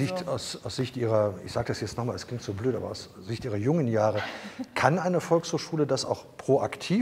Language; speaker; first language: German; native; German